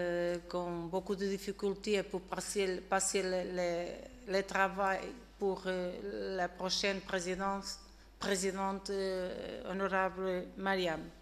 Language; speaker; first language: French; non-native, learner; Portuguese